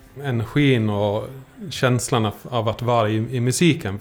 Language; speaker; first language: Swedish; non-native, fluent; English